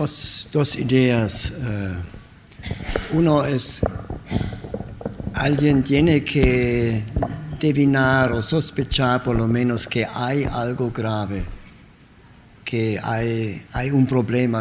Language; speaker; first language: Spanish; non-native, learner; German